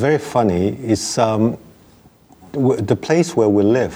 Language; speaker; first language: English; non-native, local second language; Wu Chinese